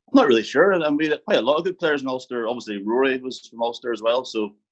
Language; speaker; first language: English; native; English